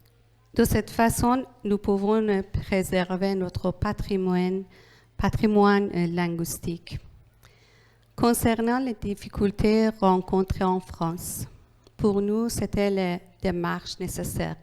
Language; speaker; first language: French; non-native, learner; Persian